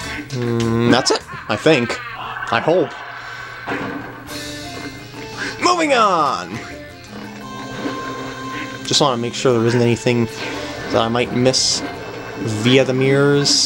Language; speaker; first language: English; native; English